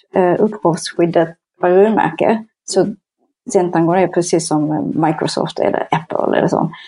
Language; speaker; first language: Swedish; non-native, fluent; Japanese